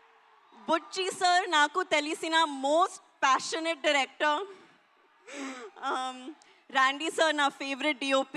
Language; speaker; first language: Telugu; non-native, learner; Hindi